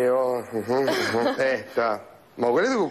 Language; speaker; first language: Bulgarian; early bilingual, heritage; Russian